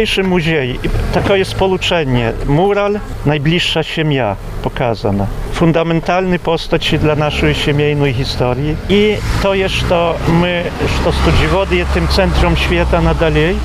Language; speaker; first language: Polish; non-native, local second language; Belarusian